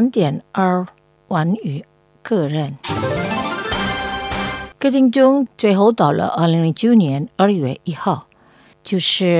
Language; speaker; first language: Chinese; non-native, fluent; Indonesian